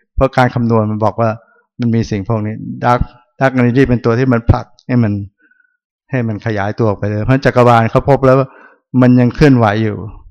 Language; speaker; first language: Thai; native; Thai